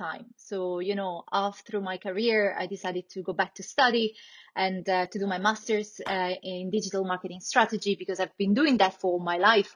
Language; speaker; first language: English; non-native, fluent; Italian